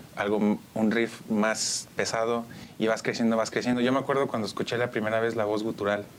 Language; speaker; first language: Spanish; early bilingual, heritage; Spanish